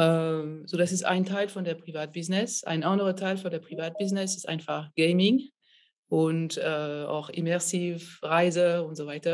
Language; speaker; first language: German; non-native, fluent; French